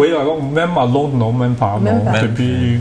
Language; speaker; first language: French; non-native, learner; Cantonese